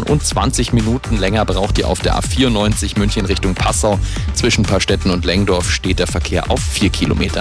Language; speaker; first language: German; native; German